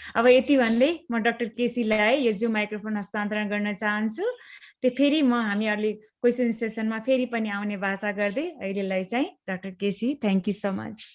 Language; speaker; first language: Nepali; native; Nepali